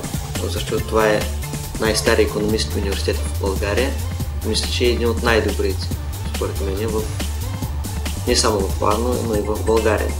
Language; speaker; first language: Bulgarian; non-native, fluent; Russian